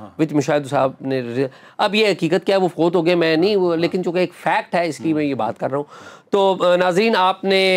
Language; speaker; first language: Urdu; native; Urdu